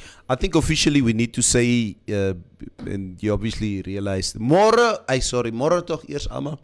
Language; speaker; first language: English; non-native, local second language; Afrikaans